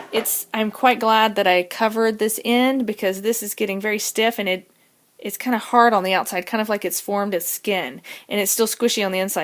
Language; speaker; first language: English; native; English